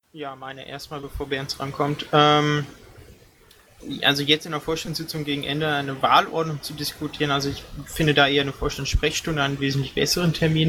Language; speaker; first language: German; native; German